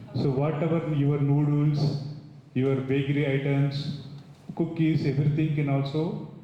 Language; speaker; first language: English; non-native, local second language; Telugu